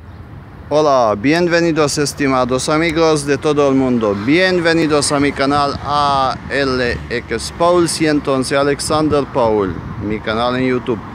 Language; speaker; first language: Spanish; non-native, fluent; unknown